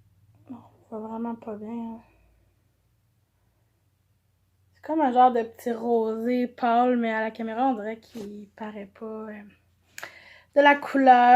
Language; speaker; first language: French; native; French